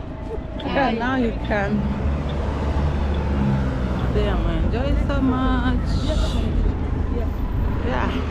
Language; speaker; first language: English; non-native, learner; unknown